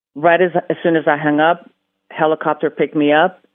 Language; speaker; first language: English; early bilingual, other home language; Spanish